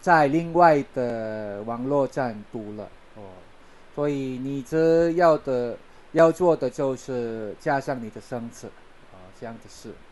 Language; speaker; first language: Chinese; non-native, learner; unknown